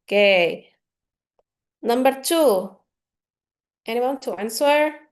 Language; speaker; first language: English; non-native, learner; Indonesian